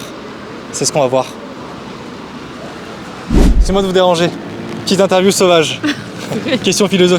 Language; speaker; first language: French; native; French